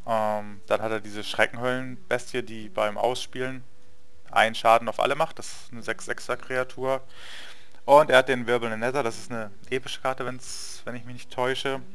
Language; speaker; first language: German; native; German